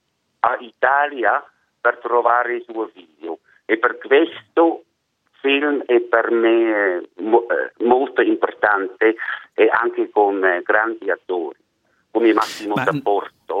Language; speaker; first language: Italian; non-native, learner; German